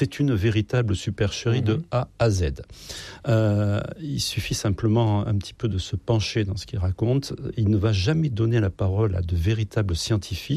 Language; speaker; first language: French; native; French